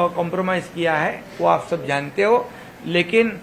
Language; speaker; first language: Hindi; non-native, local second language; Marathi